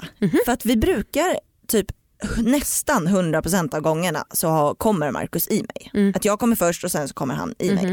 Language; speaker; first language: Swedish; native; Swedish